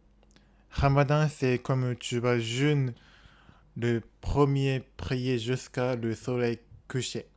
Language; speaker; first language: French; non-native, learner; Japanese